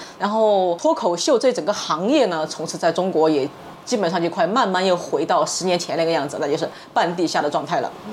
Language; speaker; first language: Chinese; native; Chinese